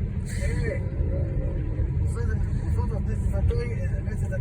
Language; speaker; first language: Spanish; non-native, learner; English